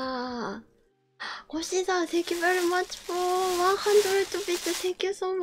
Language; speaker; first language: English; non-native, learner; Japanese